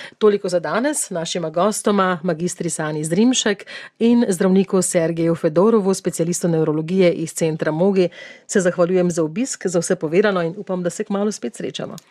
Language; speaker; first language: Slovenian; native; Slovenian